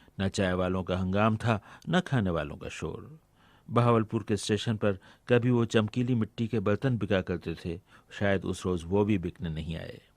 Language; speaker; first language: Urdu; native; Urdu